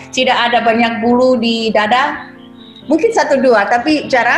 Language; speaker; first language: Indonesian; non-native, fluent; English